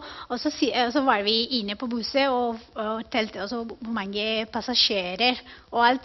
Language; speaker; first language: Norwegian; non-native, fluent; Spanish